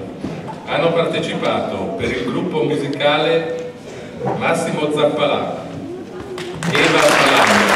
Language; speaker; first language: Italian; native; Italian